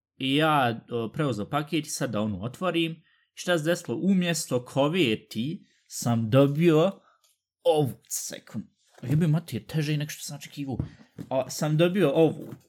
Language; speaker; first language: Bosnian; native; Bosnian